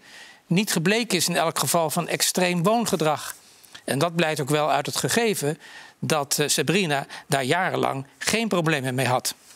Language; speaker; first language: Dutch; native; Dutch